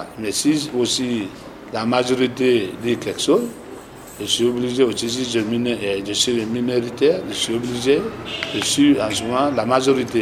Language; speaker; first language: French; non-native, local second language; Susu